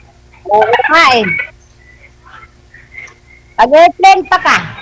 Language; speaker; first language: Filipino; non-native, local second language; Cebuano